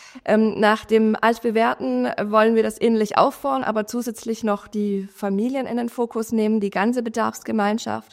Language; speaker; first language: German; native; German